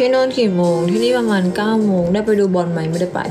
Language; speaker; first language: Thai; native; Thai